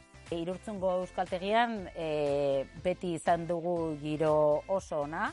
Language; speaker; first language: Basque; non-native, learner; Spanish